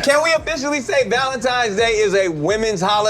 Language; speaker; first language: English; native; English